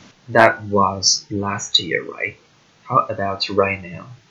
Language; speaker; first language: English; non-native, fluent; Chinese